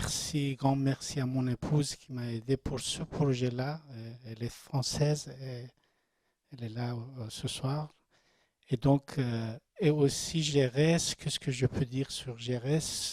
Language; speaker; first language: French; non-native, learner; Persian